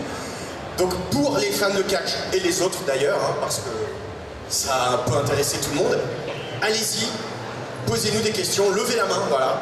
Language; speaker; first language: French; native; French